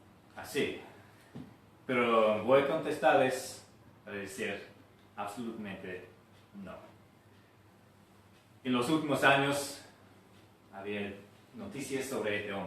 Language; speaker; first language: Spanish; non-native, fluent; English